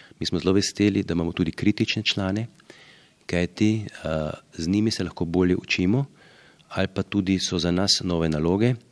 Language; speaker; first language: Slovenian; native; Slovenian